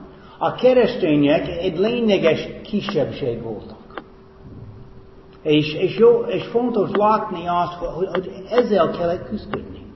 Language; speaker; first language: Hungarian; non-native, fluent; English